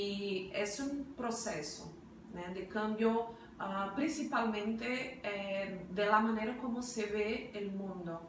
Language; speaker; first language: Spanish; non-native, fluent; Portuguese